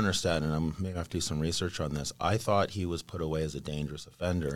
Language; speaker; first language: English; native; English